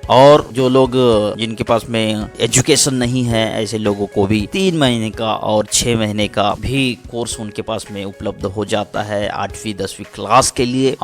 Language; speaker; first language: Hindi; native; Hindi